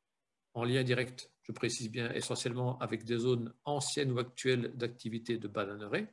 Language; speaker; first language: French; native; French